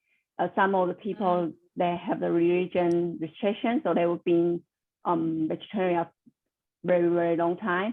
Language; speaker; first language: English; non-native, learner; Chinese